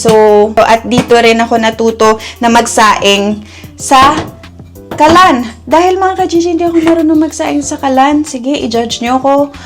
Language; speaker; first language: Filipino; native; Filipino